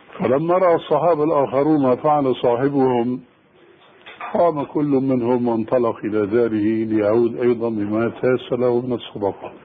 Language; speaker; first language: Arabic; early bilingual, other home language; Albanian